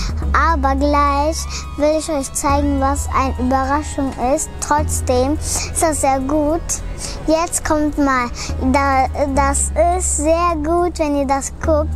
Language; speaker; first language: German; early bilingual, other home language; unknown